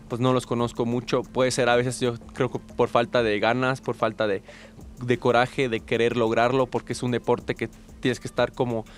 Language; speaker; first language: Spanish; native; Spanish